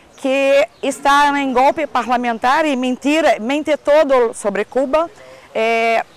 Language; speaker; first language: Portuguese; non-native, learner; Spanish